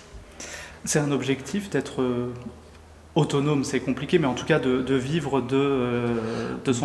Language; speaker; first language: French; native; French